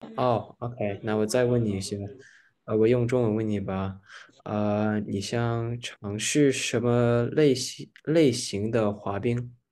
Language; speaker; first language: Chinese; early bilingual, heritage; English